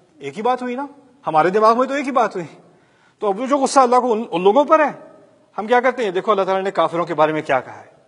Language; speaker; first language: Urdu; early bilingual, heritage; Urdu